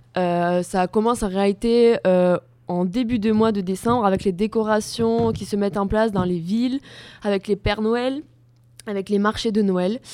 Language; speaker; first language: French; native; French